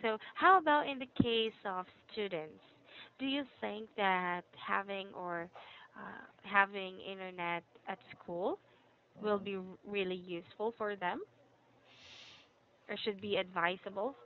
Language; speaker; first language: English; non-native, fluent; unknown